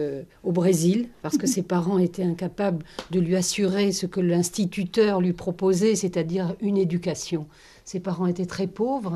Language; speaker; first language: French; native; French